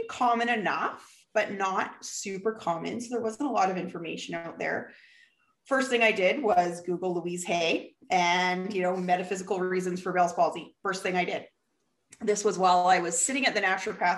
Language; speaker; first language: English; native; English